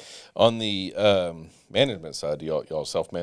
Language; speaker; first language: English; native; English